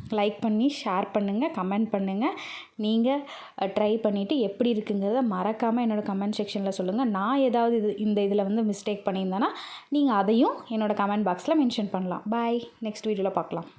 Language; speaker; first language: Tamil; native; Tamil